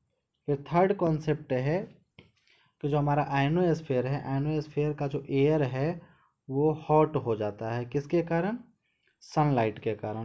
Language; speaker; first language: Hindi; native; Hindi